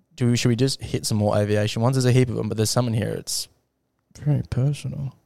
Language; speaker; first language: English; native; English